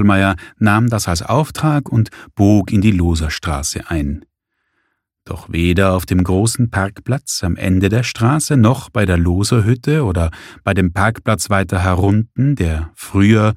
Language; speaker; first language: German; native; German